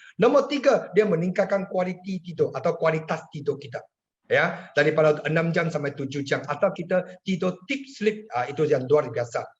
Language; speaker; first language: Malay; non-native, local second language; Chinese